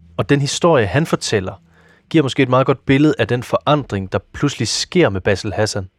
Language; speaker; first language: Danish; native; Danish